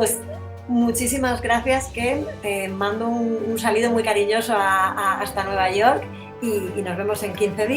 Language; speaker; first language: Spanish; native; Spanish